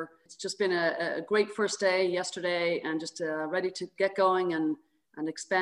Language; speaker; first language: English; native; English